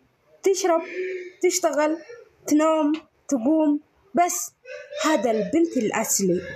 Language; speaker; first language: Arabic; non-native, learner; Oromo